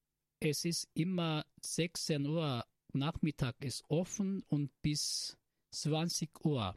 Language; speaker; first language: German; non-native, learner; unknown